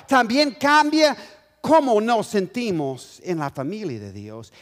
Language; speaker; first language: Spanish; non-native, fluent; English